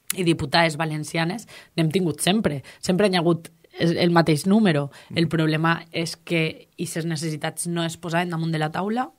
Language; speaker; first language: Catalan; native; Catalan